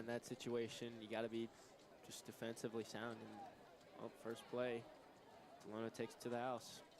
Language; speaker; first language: English; native; English